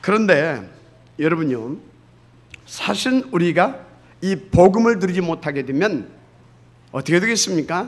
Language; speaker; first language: Korean; native; Korean